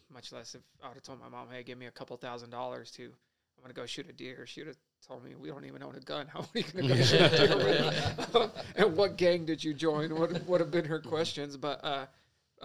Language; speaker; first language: English; native; English